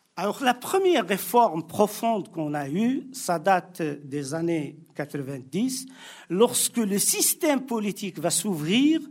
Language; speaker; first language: French; non-native, local second language; Arabic